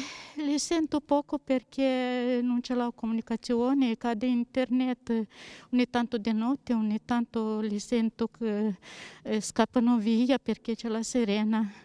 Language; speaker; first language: Italian; non-native, learner; Ukrainian